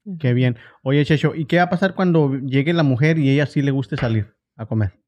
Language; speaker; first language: Spanish; native; Spanish